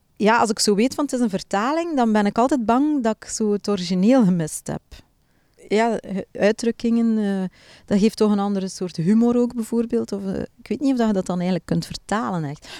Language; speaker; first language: Dutch; native; Dutch